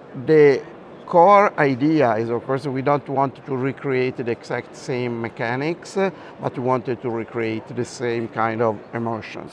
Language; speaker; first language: English; non-native, fluent; Italian